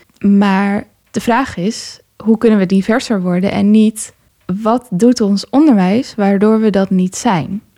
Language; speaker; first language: Dutch; native; Dutch